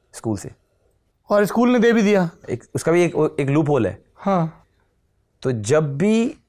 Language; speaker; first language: Hindi; non-native, local second language; Nepali